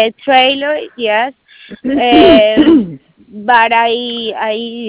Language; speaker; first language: English; non-native, learner; Spanish